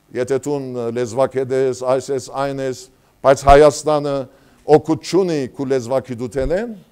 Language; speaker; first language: Armenian; early bilingual, heritage; Armenian